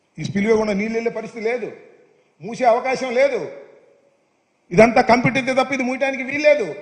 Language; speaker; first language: Telugu; native; Telugu